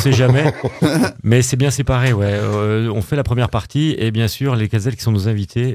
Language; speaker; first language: French; native; French